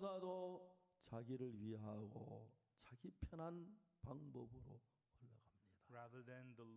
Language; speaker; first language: Korean; native; Korean